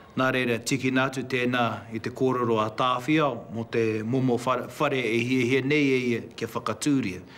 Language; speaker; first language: Māori; native; Māori